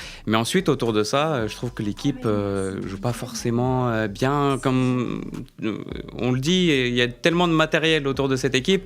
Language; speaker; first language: French; native; French